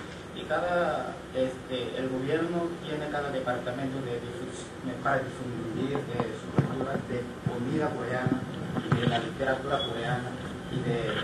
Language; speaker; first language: Spanish; non-native, learner; Korean